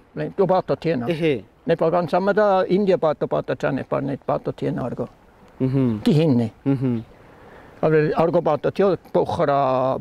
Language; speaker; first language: Nepali; non-native, learner; German